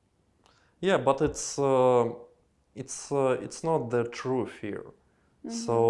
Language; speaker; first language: English; non-native, learner; Russian